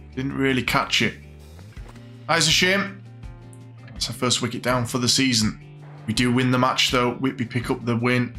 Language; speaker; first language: English; native; English